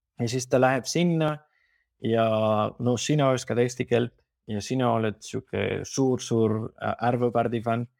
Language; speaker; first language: Estonian; non-native, fluent; Spanish